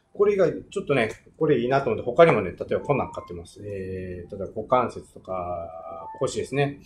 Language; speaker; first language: Japanese; native; Japanese